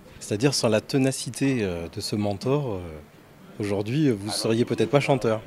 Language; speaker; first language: French; native; French